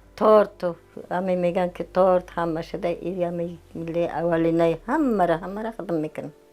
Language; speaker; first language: Tajik; non-native, fluent; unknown